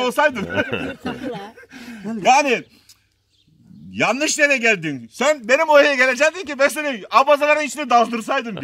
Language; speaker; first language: Turkish; non-native, local second language; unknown